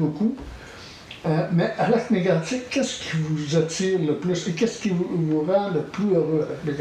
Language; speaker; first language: French; native; French